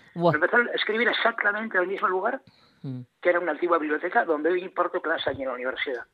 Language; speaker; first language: Spanish; native; Spanish